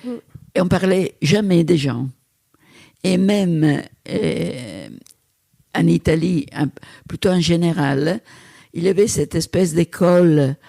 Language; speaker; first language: French; non-native, fluent; Italian